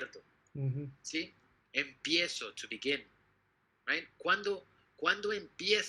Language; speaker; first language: Spanish; non-native, fluent; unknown